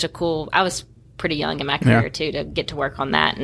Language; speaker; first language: English; native; English